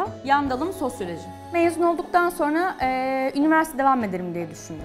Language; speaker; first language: Turkish; native; Turkish